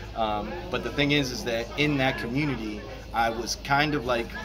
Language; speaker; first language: English; native; English